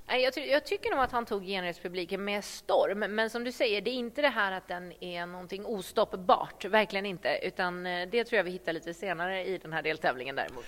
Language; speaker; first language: Swedish; native; Swedish